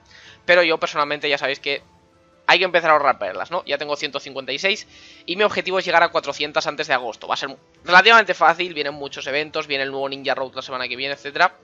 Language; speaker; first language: Spanish; native; Spanish